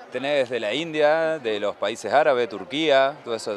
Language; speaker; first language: Spanish; native; Spanish